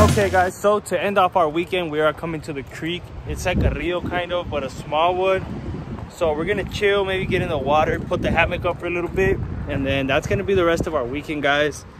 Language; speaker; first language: English; early bilingual, other home language; Spanish